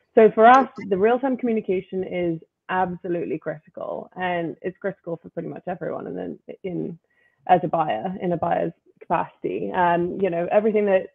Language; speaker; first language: English; native; English